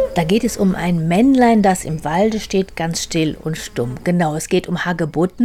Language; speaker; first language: German; native; German